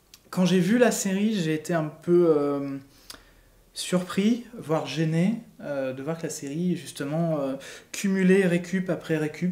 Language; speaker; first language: French; native; French